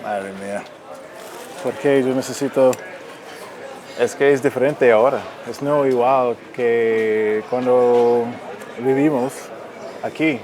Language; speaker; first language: Spanish; non-native, learner; English